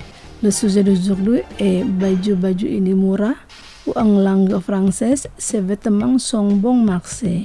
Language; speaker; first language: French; non-native, fluent; Indonesian